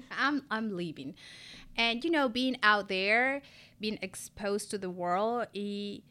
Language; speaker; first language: English; non-native, fluent; Spanish